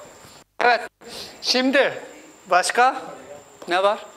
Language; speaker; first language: Turkish; non-native, fluent; Urdu